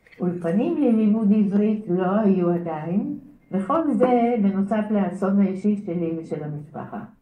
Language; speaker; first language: Hebrew; early bilingual, other home language; Bulgarian